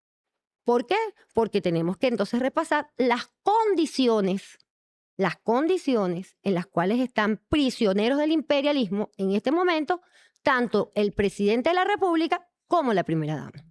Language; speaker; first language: Spanish; native; Spanish